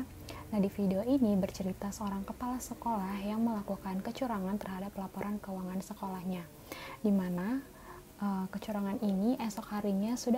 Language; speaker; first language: Indonesian; native; Indonesian